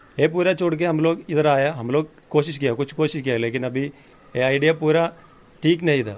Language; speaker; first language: Hindi; non-native, local second language; Malayalam